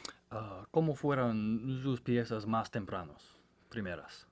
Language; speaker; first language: Spanish; non-native, learner; English